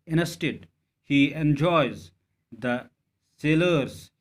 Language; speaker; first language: English; non-native, local second language; Urdu